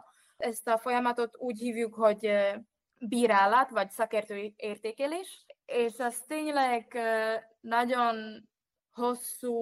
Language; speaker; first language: Hungarian; non-native, fluent; Czech